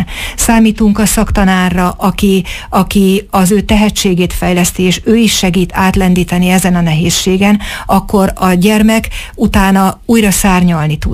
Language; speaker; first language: Hungarian; native; Hungarian